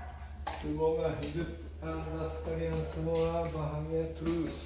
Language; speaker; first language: Indonesian; non-native, learner; Japanese